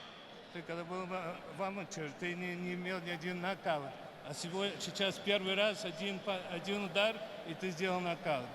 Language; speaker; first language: Russian; early bilingual, heritage; Russian